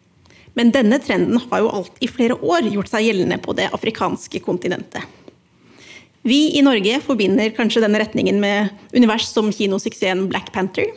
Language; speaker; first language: Norwegian; native; Norwegian